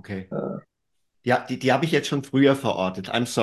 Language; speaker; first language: German; native; German